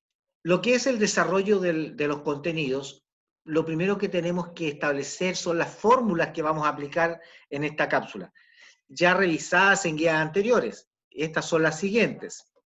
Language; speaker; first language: Spanish; native; Spanish